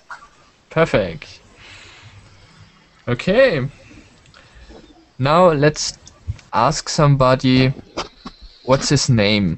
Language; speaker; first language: English; non-native, learner; German